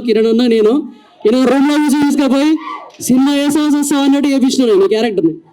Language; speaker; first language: Telugu; native; Telugu